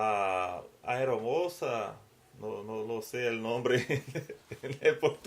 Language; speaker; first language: Spanish; non-native, learner; Portuguese